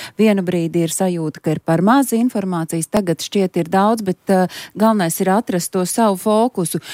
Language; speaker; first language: Latvian; native; Latvian